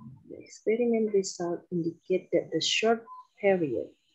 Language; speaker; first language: English; non-native, fluent; Indonesian